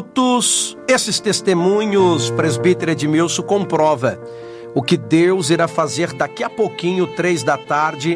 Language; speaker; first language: Portuguese; native; Portuguese